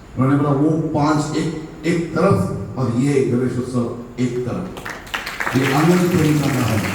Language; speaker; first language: Hindi; non-native, local second language; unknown